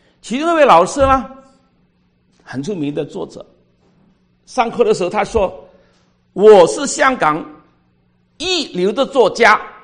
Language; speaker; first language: Chinese; non-native, local second language; Cantonese